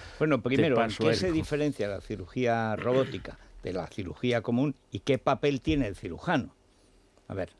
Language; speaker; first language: Spanish; native; Spanish